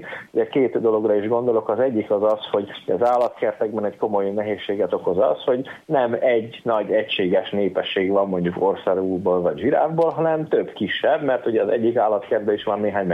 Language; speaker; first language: Hungarian; native; Hungarian